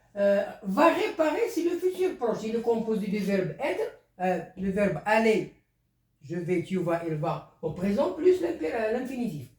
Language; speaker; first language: French; non-native, local second language; Arabic